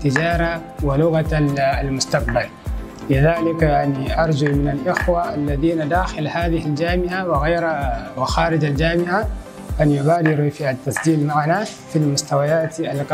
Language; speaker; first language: Arabic; non-native, fluent; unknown